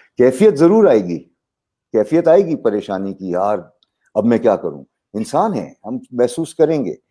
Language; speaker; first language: Urdu; native; Urdu